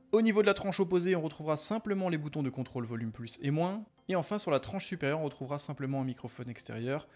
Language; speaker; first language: French; native; French